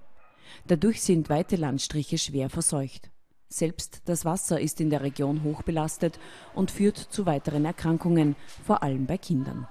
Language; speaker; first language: German; native; German